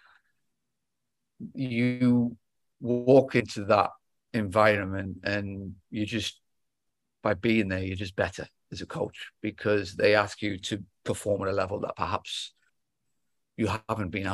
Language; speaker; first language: English; native; English